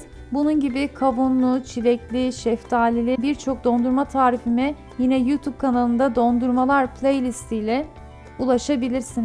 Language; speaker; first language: Turkish; native; Turkish